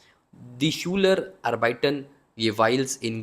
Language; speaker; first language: German; non-native, learner; Hindi